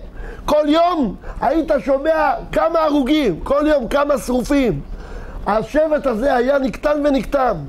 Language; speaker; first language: Hebrew; native; Hebrew